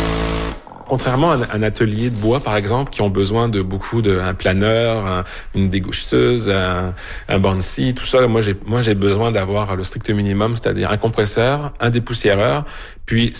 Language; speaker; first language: French; native; French